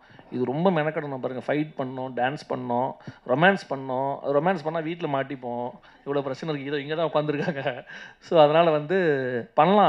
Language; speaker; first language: Tamil; native; Tamil